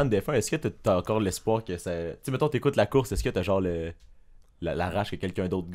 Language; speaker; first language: French; native; French